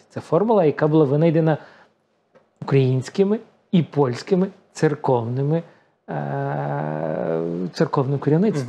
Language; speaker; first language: Ukrainian; native; Ukrainian